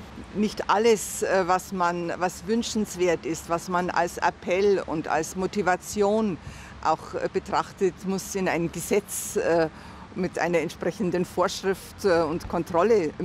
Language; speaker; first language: German; native; German